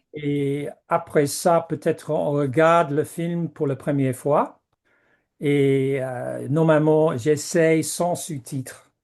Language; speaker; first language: French; non-native, fluent; English